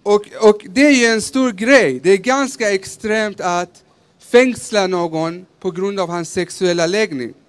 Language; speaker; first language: Swedish; early bilingual, other home language; Persian